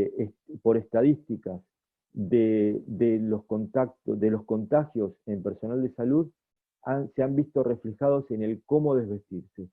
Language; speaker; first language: Spanish; native; Spanish